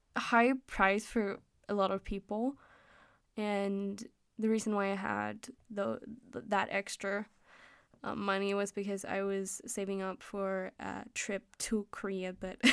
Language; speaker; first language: English; non-native, fluent; Danish